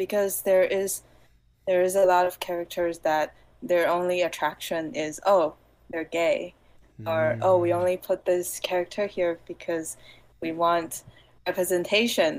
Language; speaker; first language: English; non-native, fluent; Chinese